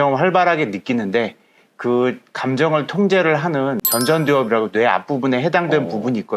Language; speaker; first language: Korean; native; Korean